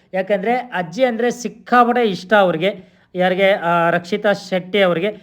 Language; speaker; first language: Kannada; native; Kannada